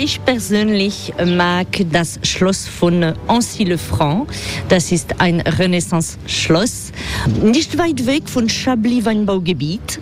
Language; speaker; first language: German; non-native, fluent; French